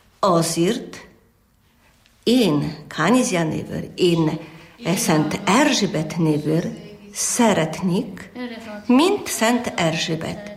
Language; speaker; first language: Hungarian; non-native, learner; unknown